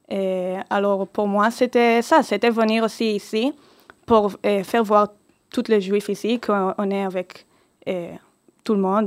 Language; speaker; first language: French; early bilingual, heritage; Hebrew